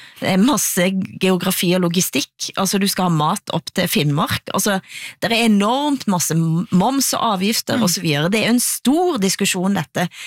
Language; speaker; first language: Norwegian; native; Norwegian